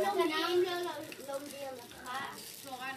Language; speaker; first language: Hebrew; non-native, learner; Portuguese